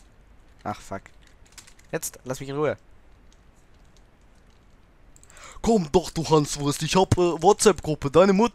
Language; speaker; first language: German; native; German